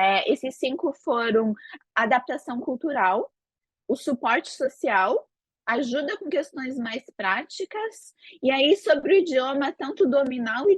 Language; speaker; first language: Portuguese; native; Portuguese